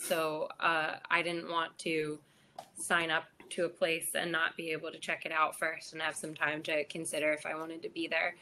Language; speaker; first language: English; native; English